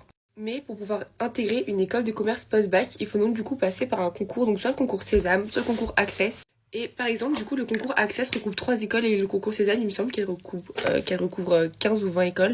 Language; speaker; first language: French; native; French